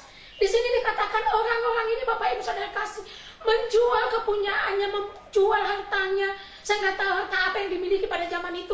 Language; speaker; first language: Indonesian; native; Indonesian